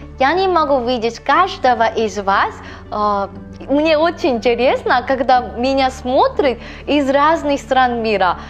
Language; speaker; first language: Russian; non-native, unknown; Korean